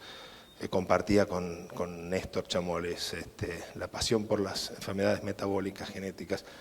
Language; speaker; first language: Spanish; native; Spanish